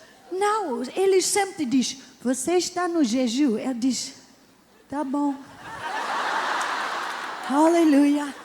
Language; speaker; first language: Portuguese; non-native, learner; English